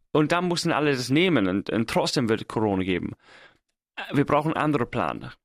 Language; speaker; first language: German; non-native, fluent; English